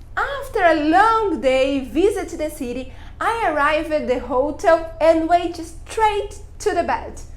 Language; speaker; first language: English; non-native, fluent; Portuguese